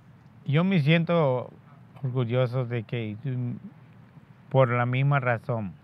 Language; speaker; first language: Spanish; non-native, local second language; Yucateco